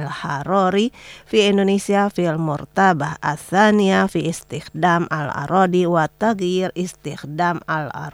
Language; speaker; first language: Arabic; non-native, learner; Indonesian